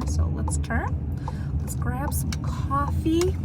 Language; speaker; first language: English; native; English